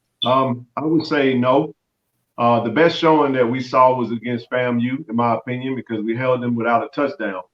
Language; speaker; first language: English; native; English